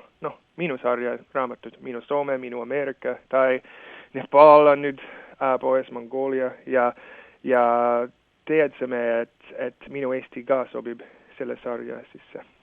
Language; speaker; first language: Estonian; non-native, fluent; English